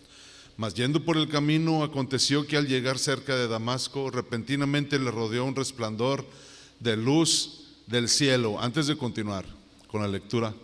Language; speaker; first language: Spanish; native; Spanish